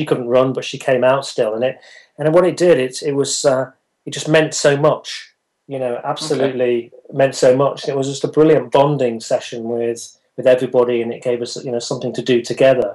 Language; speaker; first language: English; native; English